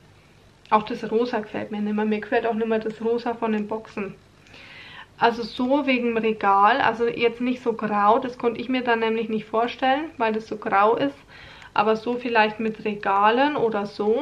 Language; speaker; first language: German; native; German